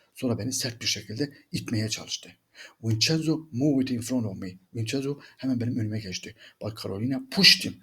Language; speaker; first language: Turkish; native; Turkish